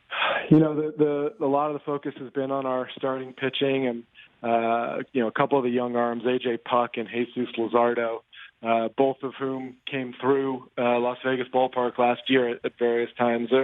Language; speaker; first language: English; native; English